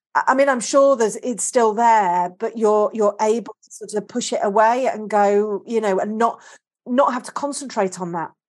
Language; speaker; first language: English; native; English